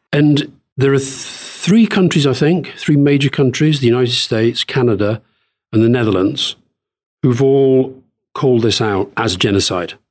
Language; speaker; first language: English; native; English